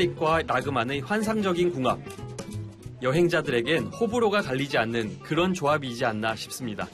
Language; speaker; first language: Korean; native; Korean